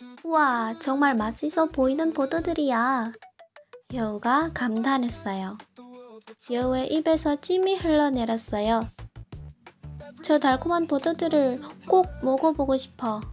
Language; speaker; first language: Korean; non-native, learner; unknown